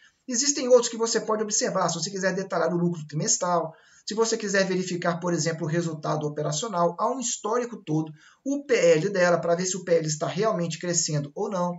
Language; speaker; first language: Portuguese; native; Portuguese